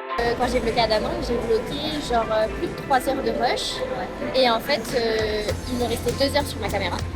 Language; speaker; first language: French; native; French